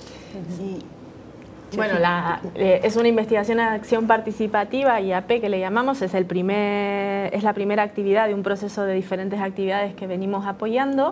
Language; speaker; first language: Spanish; native; Spanish